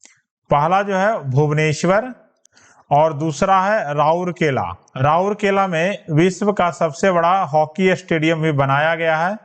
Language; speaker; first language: Hindi; native; Hindi